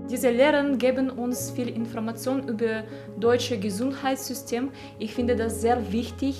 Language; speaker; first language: German; non-native, fluent; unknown